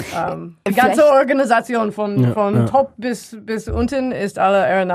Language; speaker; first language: German; non-native, learner; English